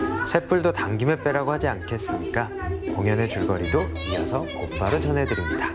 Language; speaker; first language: Korean; native; Korean